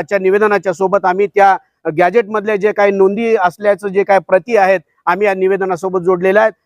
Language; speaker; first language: Marathi; non-native, local second language; Lambadi